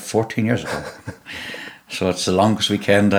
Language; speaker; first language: English; native; English